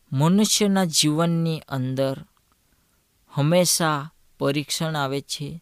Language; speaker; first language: Gujarati; non-native, local second language; Gamit